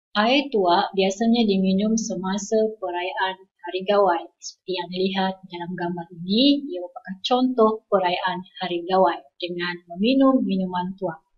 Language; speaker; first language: Malay; non-native, local second language; Iban